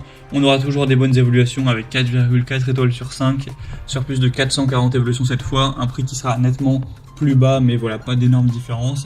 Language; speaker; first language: French; native; French